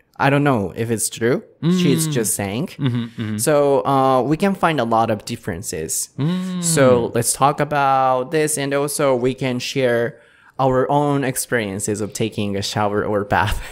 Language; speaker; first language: English; non-native, fluent; Japanese